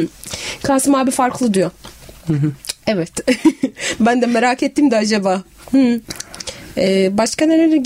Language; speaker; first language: Turkish; non-native, fluent; Arabic